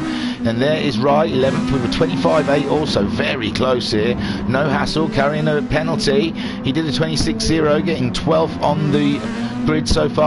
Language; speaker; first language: English; native; English